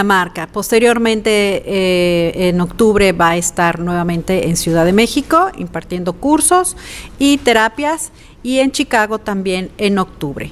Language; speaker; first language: Spanish; native; Spanish